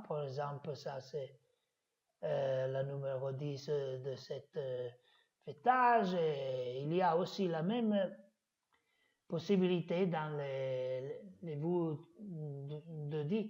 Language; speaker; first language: French; non-native, fluent; Italian